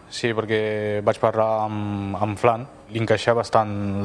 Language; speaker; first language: Catalan; non-native, fluent; Chinese